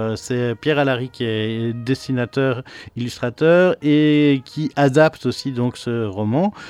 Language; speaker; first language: French; native; French